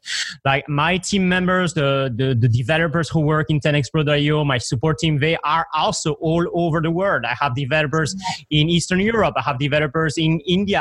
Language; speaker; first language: English; non-native, fluent; French